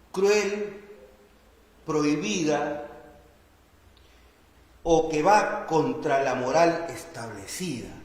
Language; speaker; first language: Spanish; native; Spanish